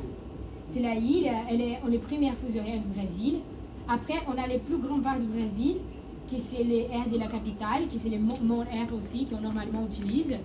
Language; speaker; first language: French; non-native, learner; Portuguese